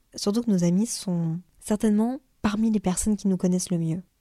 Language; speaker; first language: French; native; French